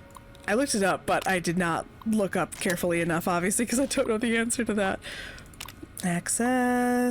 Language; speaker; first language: English; native; English